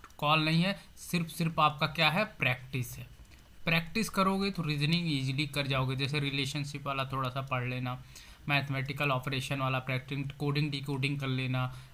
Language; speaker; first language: Hindi; native; Hindi